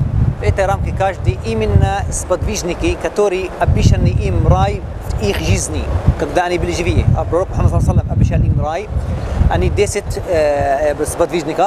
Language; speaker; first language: Russian; non-native, learner; Arabic